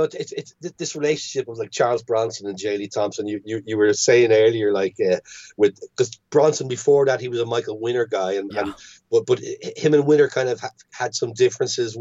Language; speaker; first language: English; native; English